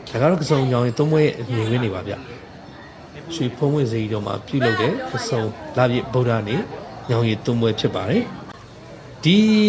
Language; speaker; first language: Burmese; native; Burmese